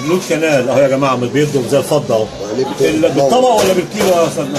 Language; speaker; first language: Arabic; native; Arabic